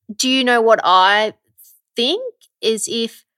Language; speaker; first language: English; native; English